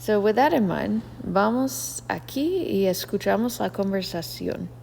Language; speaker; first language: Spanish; non-native, fluent; English